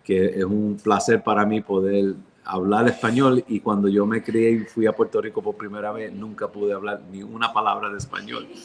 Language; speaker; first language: Spanish; early bilingual, heritage; Spanish